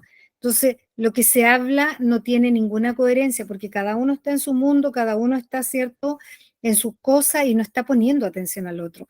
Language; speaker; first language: Spanish; native; Spanish